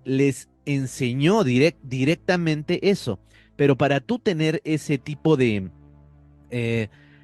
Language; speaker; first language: Spanish; native; Spanish